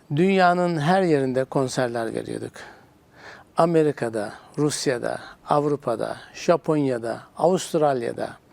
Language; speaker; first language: Turkish; native; Turkish